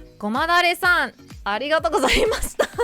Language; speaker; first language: Japanese; non-native, learner; English